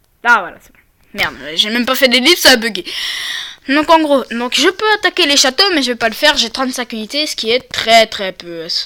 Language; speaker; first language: French; native; French